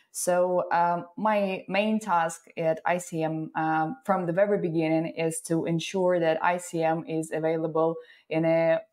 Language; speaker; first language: English; non-native, fluent; Ukrainian